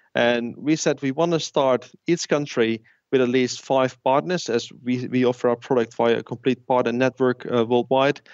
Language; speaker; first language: English; non-native, fluent; Dutch